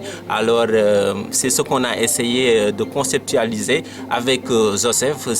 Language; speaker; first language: French; non-native, local second language; Wolof